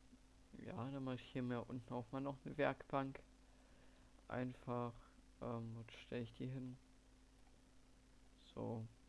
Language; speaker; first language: German; native; German